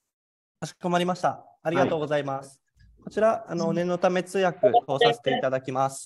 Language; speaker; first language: Japanese; native; Japanese